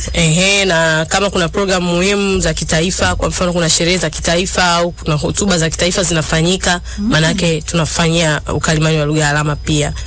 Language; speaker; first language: Swahili; non-native, local second language; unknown